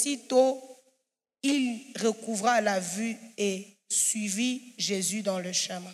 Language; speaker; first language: French; non-native, local second language; Swahili